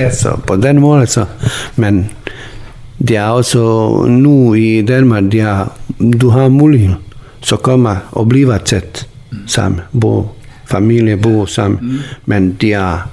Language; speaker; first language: Danish; non-native, learner; Bosnian